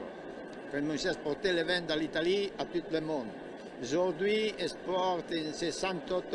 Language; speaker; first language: French; non-native, learner; Italian